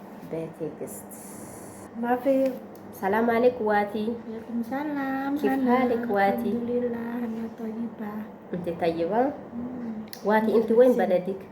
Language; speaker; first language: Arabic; non-native, learner; Oromo